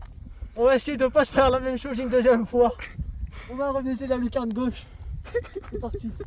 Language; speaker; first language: French; native; French